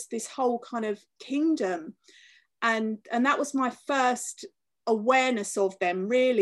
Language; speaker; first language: English; native; English